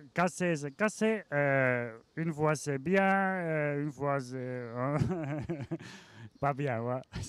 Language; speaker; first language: French; non-native, learner; German